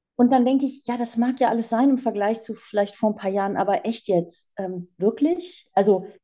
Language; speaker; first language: German; native; German